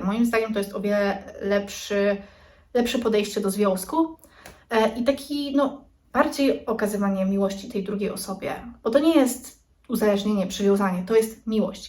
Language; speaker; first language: Polish; native; Polish